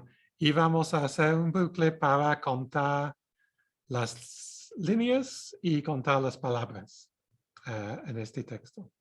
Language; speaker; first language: Spanish; non-native, fluent; English